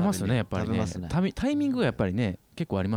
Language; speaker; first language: Japanese; native; Japanese